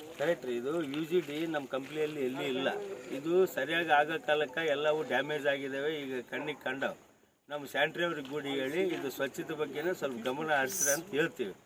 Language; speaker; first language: Kannada; native; Kannada